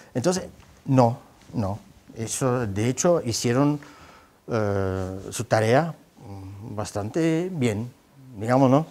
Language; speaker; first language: Spanish; non-native, fluent; Dutch